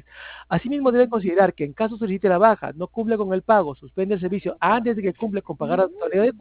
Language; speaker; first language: Spanish; native; Spanish